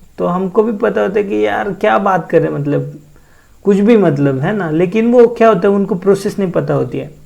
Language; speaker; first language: Hindi; non-native, local second language; Marathi